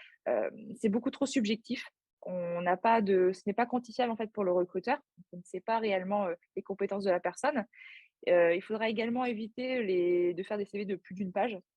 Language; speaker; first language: French; native; French